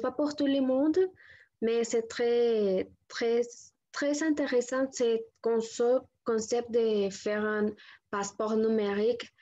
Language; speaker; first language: French; non-native, learner; Spanish